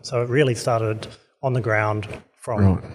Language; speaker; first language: English; native; English